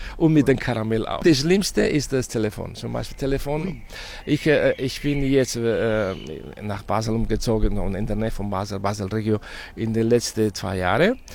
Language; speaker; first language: German; non-native, fluent; Spanish